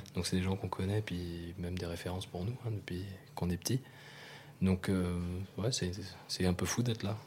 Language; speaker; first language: French; native; French